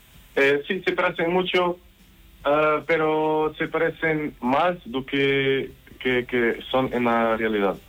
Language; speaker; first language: Spanish; non-native, learner; Portuguese